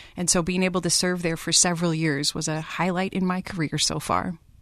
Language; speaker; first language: English; native; English